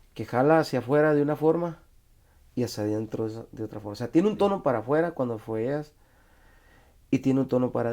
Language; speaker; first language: Spanish; native; Spanish